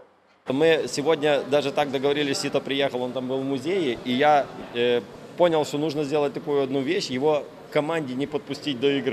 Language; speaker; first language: Russian; native; Russian